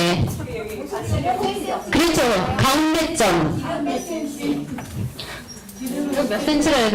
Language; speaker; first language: Korean; native; Korean